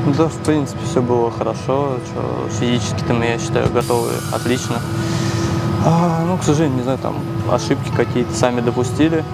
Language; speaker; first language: Russian; native; Russian